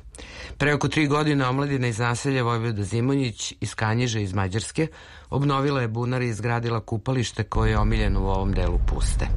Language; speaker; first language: Serbian; native; Serbian